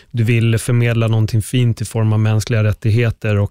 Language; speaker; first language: Swedish; native; Swedish